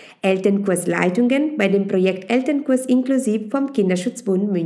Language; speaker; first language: German; non-native, fluent; Italian